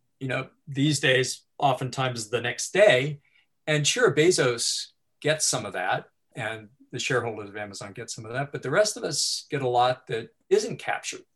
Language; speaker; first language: English; native; English